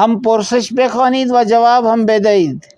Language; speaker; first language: Persian; non-native, fluent; Urdu